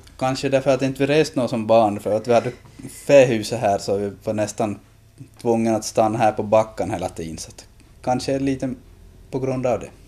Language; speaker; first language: Swedish; native; Swedish